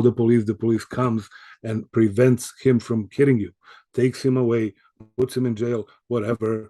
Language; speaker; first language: English; early bilingual, other home language; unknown